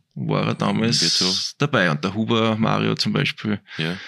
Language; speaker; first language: German; native; German